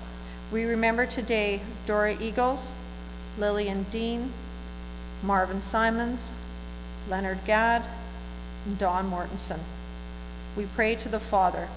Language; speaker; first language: English; native; English